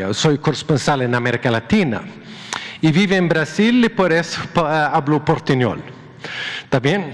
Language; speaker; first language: Spanish; non-native, fluent; Swedish